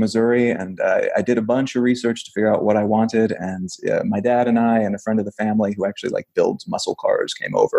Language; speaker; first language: English; native; English